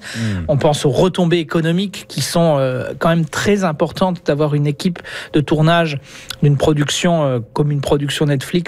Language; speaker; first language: French; native; French